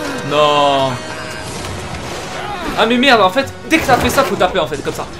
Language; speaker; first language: French; native; French